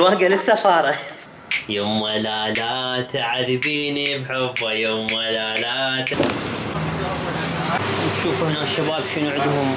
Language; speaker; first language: Arabic; native; Arabic